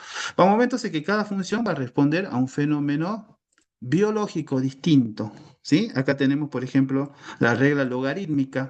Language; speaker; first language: Spanish; native; Spanish